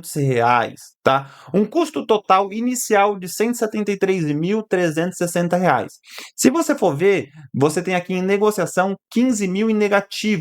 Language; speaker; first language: Portuguese; native; Portuguese